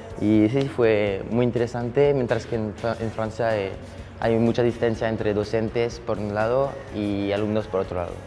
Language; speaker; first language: Spanish; non-native, fluent; French